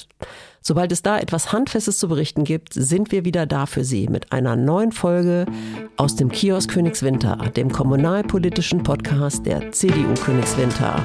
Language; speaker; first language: German; native; German